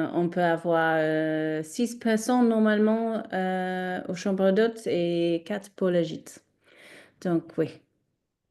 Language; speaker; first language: French; non-native, learner; English